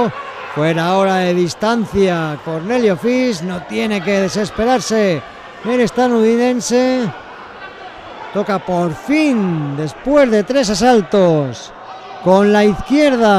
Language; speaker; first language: Spanish; native; Spanish